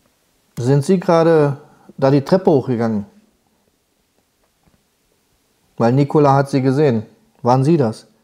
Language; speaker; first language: German; native; German